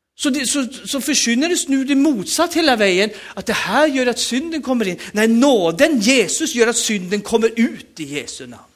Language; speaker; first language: Swedish; native; Swedish